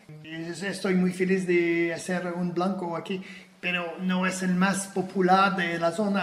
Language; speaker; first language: Spanish; non-native, fluent; French